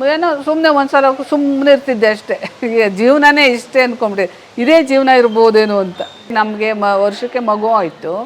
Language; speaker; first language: Kannada; native; Kannada